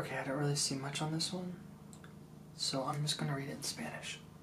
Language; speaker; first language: English; native; English